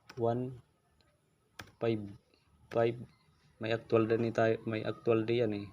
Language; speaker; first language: Filipino; non-native, local second language; Waray